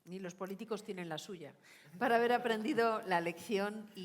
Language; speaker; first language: Spanish; native; Spanish